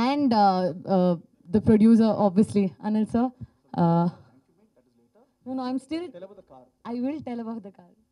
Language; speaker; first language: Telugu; non-native, learner; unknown